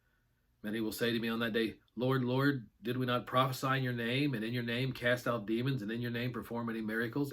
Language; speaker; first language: English; native; English